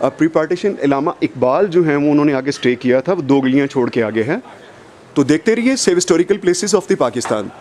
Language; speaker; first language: Urdu; non-native, local second language; Punjabi